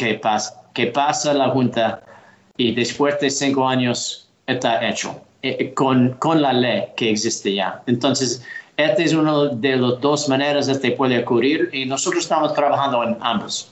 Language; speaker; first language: Spanish; non-native, learner; English